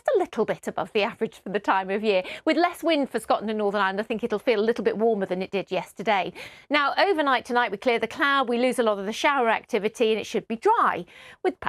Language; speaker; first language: English; native; English